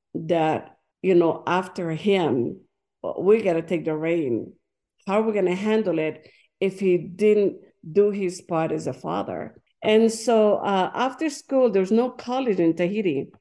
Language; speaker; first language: English; non-native, fluent; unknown